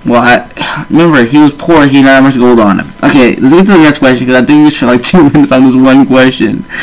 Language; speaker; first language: English; native; English